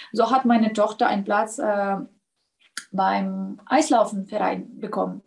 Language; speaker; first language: German; non-native, fluent; Russian